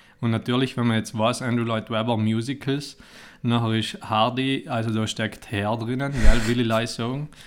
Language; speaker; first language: German; native; German